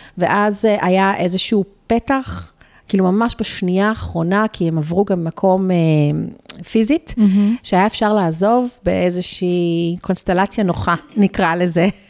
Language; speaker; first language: Hebrew; early bilingual, other home language; Spanish